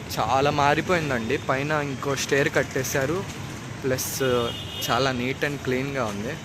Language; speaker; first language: Telugu; non-native, local second language; Urdu